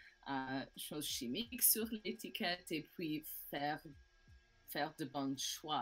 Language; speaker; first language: French; non-native, local second language; English